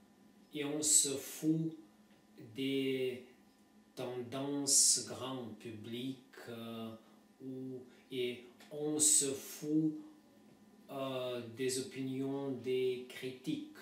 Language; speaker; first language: French; non-native, fluent; Russian